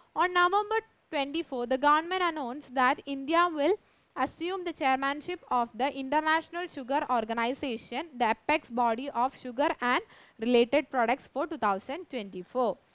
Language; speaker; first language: English; non-native, local second language; Malayalam